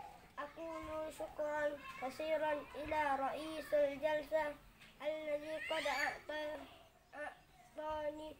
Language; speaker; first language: Arabic; non-native, learner; Indonesian